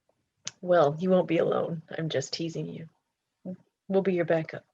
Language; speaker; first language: English; native; English